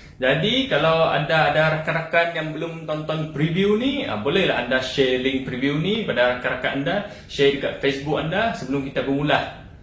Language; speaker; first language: Malay; non-native, local second language; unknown